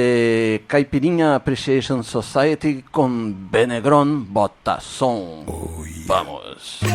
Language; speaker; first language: Spanish; non-native, fluent; Portuguese